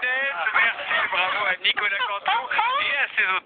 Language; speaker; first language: French; native; French